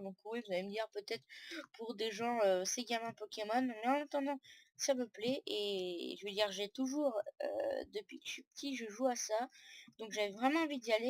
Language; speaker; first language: French; native; French